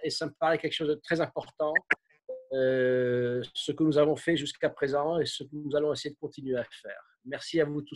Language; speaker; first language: French; native; French